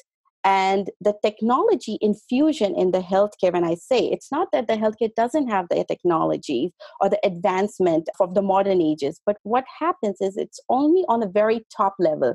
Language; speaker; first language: English; non-native, local second language; Hindi